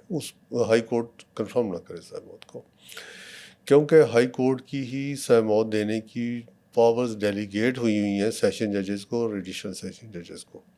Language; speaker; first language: Urdu; non-native, local second language; Punjabi